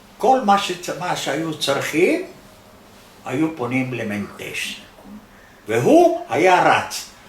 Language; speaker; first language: Hebrew; non-native, fluent; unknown